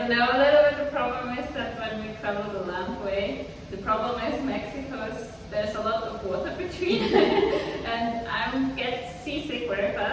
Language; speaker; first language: English; non-native, fluent; Swiss German